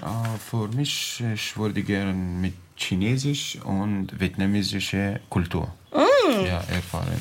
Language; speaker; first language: German; non-native, learner; Arabic